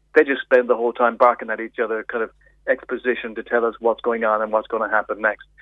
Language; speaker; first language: English; native; English